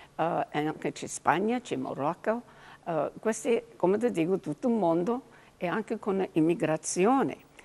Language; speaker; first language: Italian; early bilingual, heritage; English